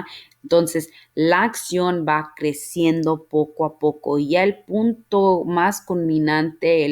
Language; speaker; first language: Spanish; early bilingual, heritage; Spanish